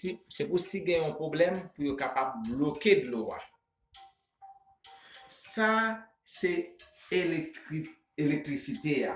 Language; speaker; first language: French; non-native, local second language; Haitian Creole